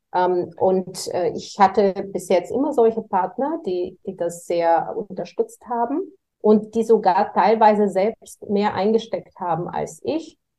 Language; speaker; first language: German; non-native, fluent; Bulgarian